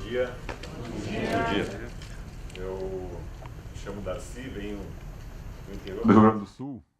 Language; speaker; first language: Portuguese; non-native, local second language; German